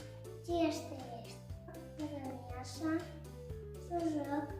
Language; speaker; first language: Russian; non-native, local second language; Kazakh